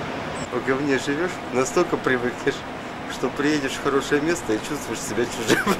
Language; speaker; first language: Russian; native; Russian